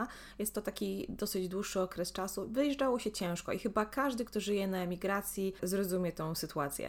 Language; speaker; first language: Polish; native; Polish